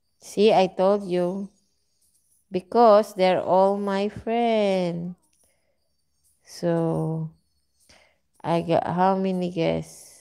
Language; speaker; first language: English; non-native, learner; Filipino